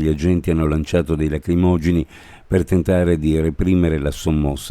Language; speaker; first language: Italian; native; Italian